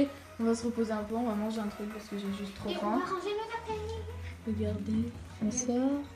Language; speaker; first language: French; native; French